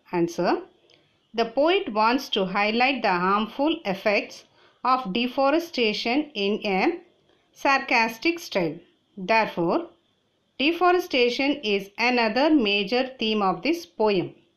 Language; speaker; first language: English; non-native, local second language; Tamil